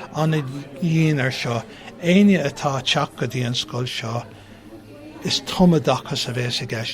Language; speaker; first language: Irish; non-native, local second language; English